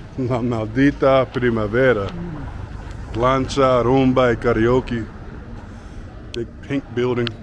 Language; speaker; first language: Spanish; non-native, learner; English